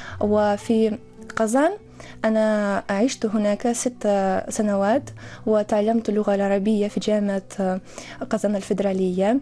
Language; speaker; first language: Arabic; non-native, fluent; Tatar